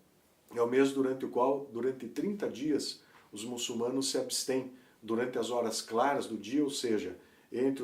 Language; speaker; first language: Portuguese; native; Portuguese